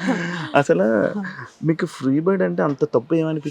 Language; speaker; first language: Telugu; native; Telugu